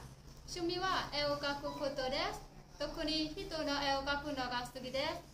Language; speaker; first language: Japanese; non-native, learner; Vietnamese